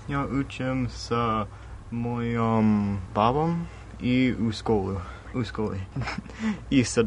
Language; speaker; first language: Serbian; early bilingual, heritage; English